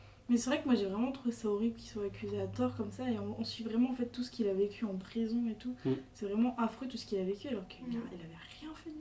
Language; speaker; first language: French; native; French